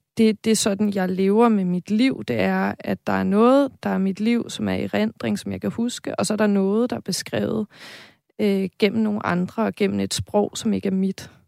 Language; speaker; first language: Danish; native; Danish